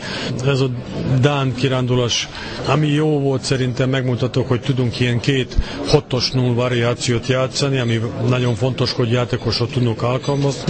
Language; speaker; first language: Hungarian; non-native, learner; Serbian